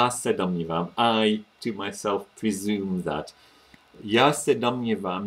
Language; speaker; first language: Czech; non-native, fluent; English